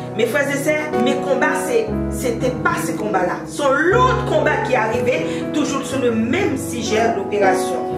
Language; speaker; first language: French; non-native, local second language; Haitian Creole